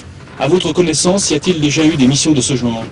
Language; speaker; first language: French; native; French